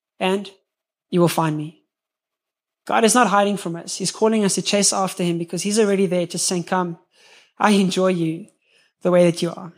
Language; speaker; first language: English; native; English